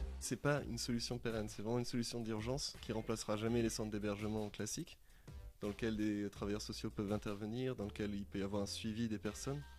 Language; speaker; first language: French; native; French